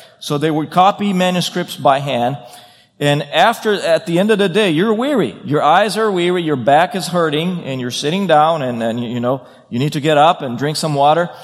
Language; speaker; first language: English; non-native, fluent; Portuguese